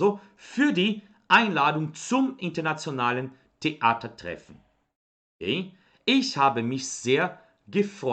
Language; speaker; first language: German; non-native, fluent; Portuguese